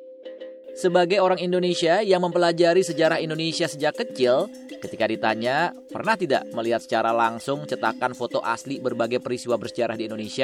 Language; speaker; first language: Indonesian; native; Indonesian